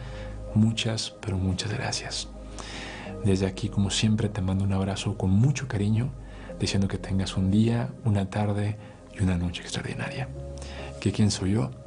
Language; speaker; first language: Spanish; native; Spanish